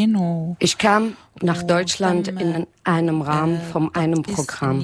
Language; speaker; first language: German; non-native, learner; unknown